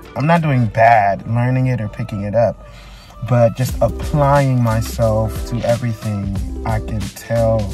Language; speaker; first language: English; native; English